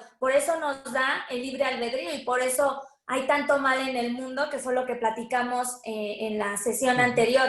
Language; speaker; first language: Spanish; native; Spanish